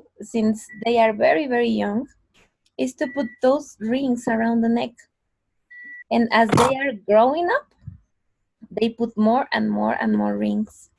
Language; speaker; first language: English; non-native, fluent; Spanish